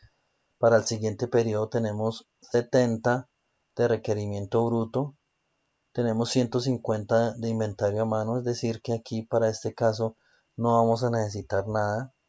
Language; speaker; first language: Spanish; native; Spanish